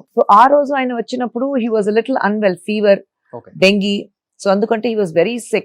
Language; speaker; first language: Telugu; non-native, fluent; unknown